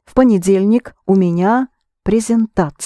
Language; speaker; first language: Russian; non-native, fluent; English